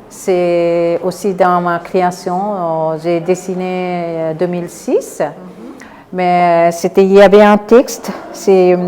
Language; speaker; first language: French; non-native, learner; Bangla